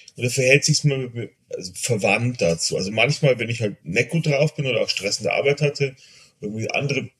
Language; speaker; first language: German; non-native, fluent; Spanish